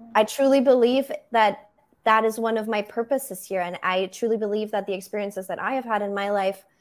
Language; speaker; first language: English; non-native, fluent; German